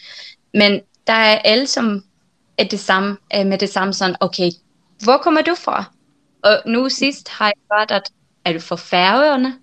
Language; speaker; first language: Danish; non-native, fluent; Finnish